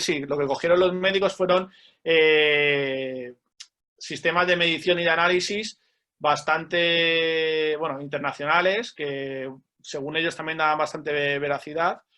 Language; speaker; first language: Spanish; native; Spanish